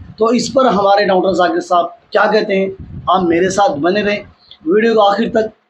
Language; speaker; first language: Hindi; native; Hindi